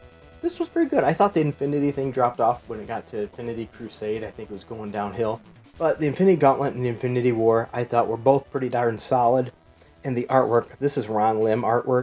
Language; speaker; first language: English; native; English